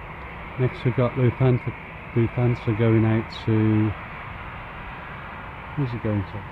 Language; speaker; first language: English; native; English